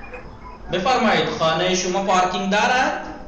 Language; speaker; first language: Persian; non-native, fluent; Urdu